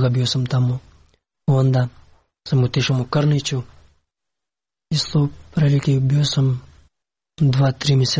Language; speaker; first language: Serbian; non-native, learner; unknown